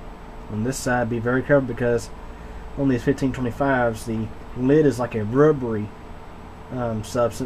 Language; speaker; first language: English; native; English